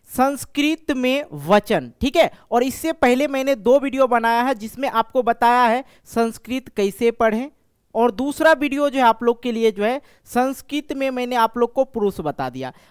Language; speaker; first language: Hindi; native; Hindi